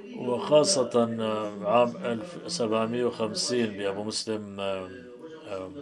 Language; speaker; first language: Arabic; non-native, fluent; Turkish